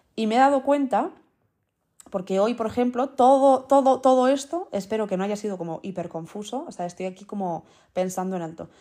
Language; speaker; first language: Spanish; early bilingual, other home language; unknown